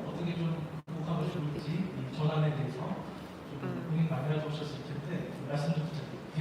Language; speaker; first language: Korean; native; Korean